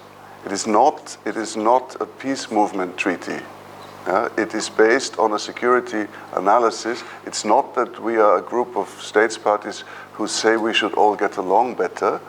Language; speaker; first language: English; non-native, fluent; German